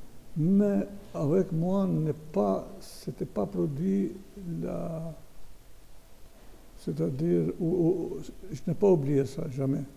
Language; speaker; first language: French; non-native, fluent; Albanian